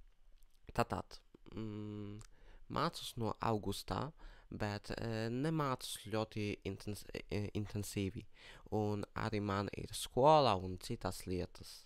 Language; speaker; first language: Latvian; non-native, learner; Polish